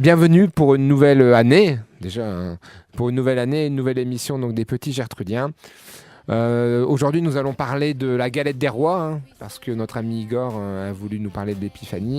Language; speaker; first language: French; native; French